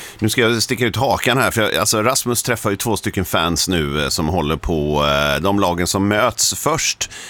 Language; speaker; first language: Swedish; native; Swedish